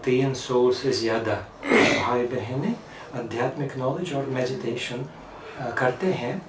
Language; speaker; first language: Hindi; non-native, fluent; Russian